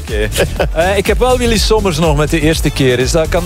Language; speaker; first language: Dutch; native; Dutch